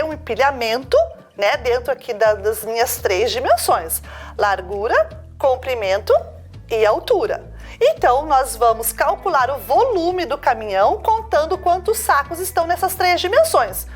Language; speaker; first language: Portuguese; native; Portuguese